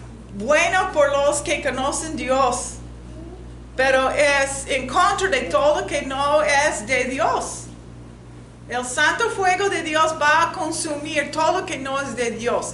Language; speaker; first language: Spanish; non-native, learner; English